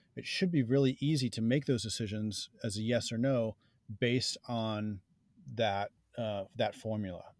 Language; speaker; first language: English; native; English